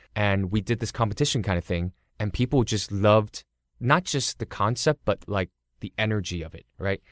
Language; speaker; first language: English; early bilingual, other home language; Cantonese